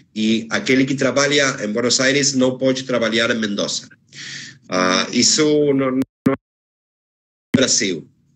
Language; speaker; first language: Portuguese; non-native, fluent; Spanish